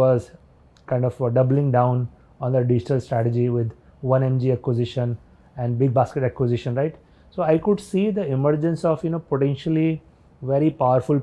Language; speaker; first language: English; non-native, local second language; Hindi